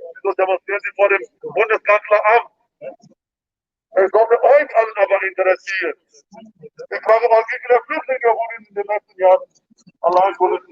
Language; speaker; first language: German; non-native, fluent; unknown